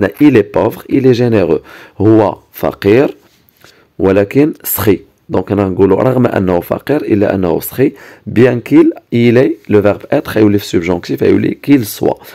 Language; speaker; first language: French; non-native, local second language; Arabic